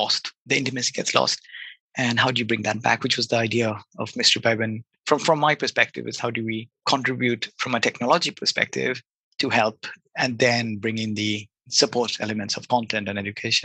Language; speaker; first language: English; non-native, local second language; Bangla